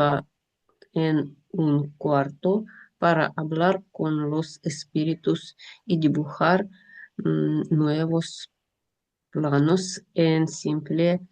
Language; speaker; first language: Spanish; non-native, learner; Russian